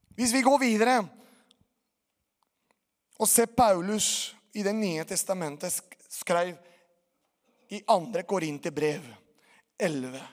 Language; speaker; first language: Norwegian; non-native, fluent; Portuguese